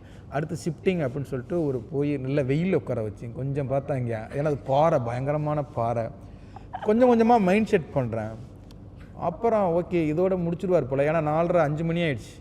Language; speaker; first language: Tamil; native; Tamil